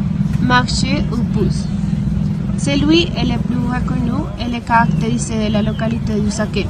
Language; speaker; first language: French; non-native, learner; Spanish